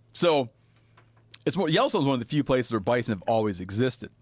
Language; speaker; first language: English; native; English